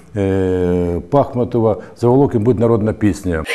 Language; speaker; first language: Ukrainian; native; Ukrainian